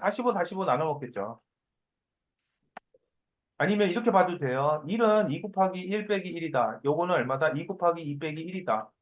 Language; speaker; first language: Korean; native; Korean